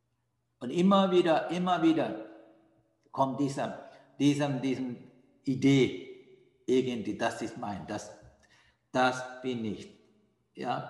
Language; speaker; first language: German; non-native, fluent; Sinhala